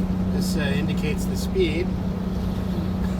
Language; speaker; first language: English; native; English